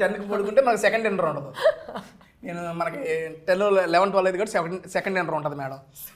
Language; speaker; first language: Telugu; native; Telugu